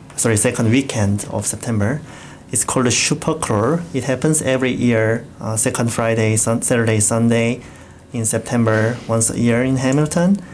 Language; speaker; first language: English; non-native, fluent; Korean